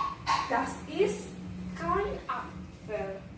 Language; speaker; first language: German; non-native, learner; Indonesian